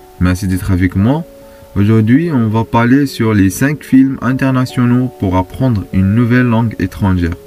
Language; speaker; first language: French; non-native, fluent; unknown